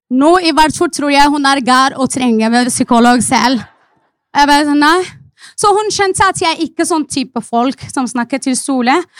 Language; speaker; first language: Norwegian; non-native, fluent; Arabic